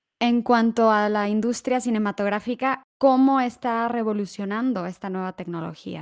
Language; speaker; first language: Spanish; native; Spanish